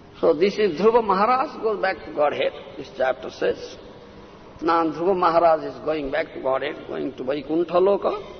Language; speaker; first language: English; non-native, local second language; Odia